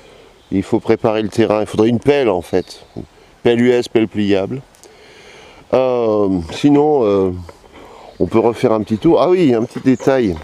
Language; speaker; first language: French; native; French